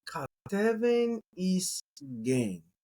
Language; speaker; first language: Greek; non-native, learner; English